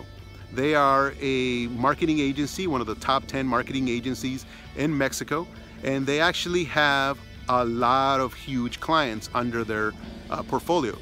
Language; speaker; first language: English; early bilingual, other home language; Spanish